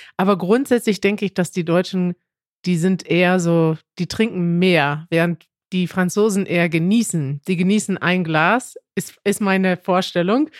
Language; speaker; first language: German; native; German